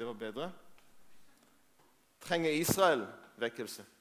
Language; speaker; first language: Norwegian; non-native, fluent; Hebrew